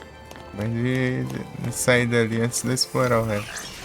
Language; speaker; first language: Portuguese; native; Portuguese